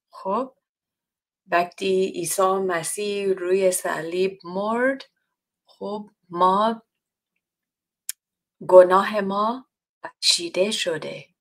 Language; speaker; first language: Persian; non-native, fluent; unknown